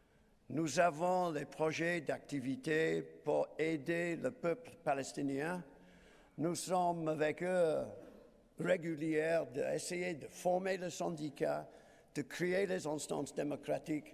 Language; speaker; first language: French; non-native, fluent; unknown